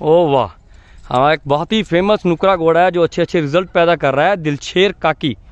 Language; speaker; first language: Hindi; non-native, local second language; Punjabi